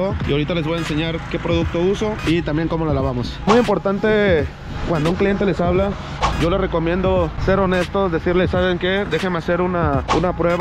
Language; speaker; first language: Spanish; native; Spanish